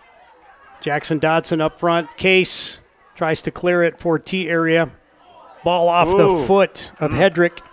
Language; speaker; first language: English; native; English